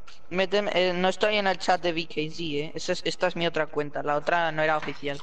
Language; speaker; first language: Spanish; native; Spanish